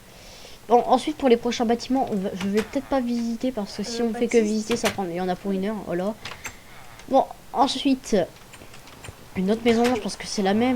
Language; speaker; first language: French; native; French